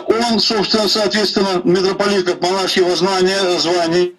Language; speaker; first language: Russian; native; Russian